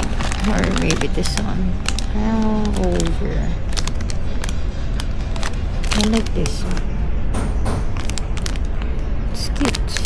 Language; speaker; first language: English; non-native, local second language; Filipino